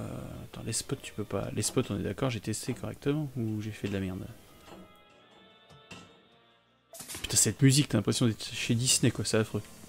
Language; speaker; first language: French; native; French